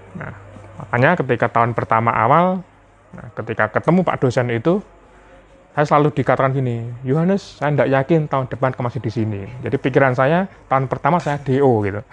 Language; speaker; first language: Indonesian; non-native, local second language; Javanese